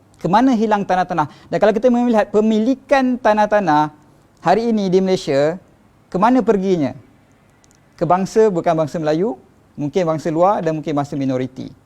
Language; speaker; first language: Malay; native; Malay